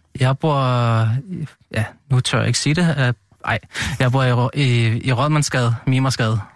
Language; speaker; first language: Danish; early bilingual, other home language; Arabic